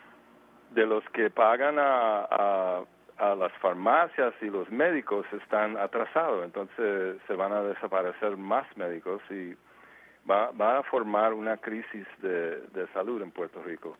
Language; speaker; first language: Spanish; early bilingual, heritage; Spanish